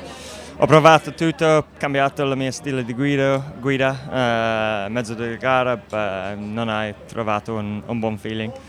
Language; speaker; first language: Italian; non-native, learner; English